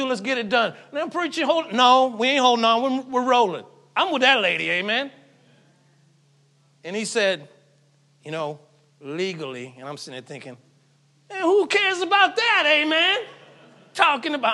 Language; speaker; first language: English; native; English